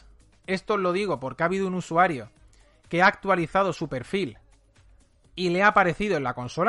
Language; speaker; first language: Spanish; native; Spanish